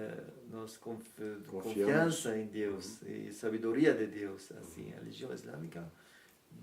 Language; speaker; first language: Portuguese; non-native, learner; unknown